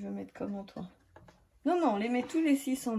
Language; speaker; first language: French; native; French